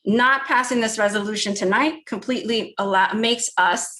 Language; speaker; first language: English; early bilingual, other home language; Spanish